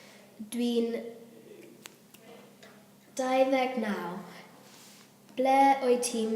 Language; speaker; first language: Welsh; non-native, learner; English